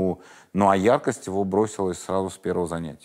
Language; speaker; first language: Russian; native; Russian